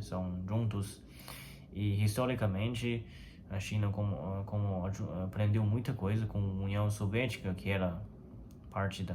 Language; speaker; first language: Portuguese; non-native, fluent; Chinese